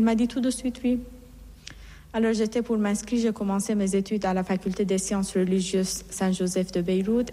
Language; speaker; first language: French; non-native, fluent; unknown